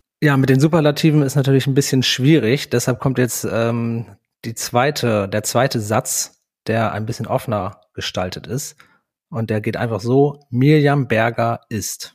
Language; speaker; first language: German; native; German